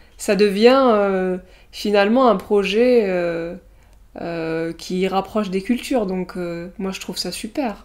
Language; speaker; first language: French; native; French